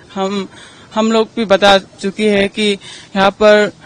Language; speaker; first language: Hindi; non-native, local second language; Manipuri